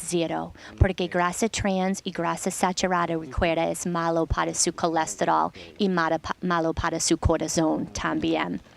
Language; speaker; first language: Spanish; non-native, learner; English